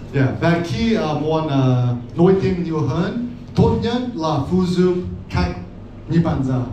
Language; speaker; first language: Vietnamese; non-native, learner; English